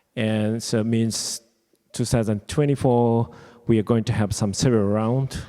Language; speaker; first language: English; non-native, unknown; Japanese